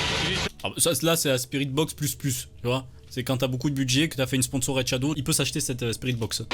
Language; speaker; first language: French; native; French